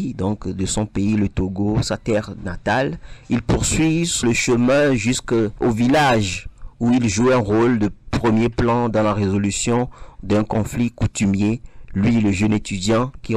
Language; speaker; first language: French; non-native, local second language; Ewe